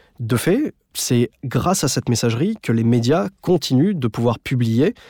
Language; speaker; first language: French; native; French